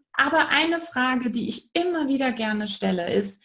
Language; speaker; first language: German; native; German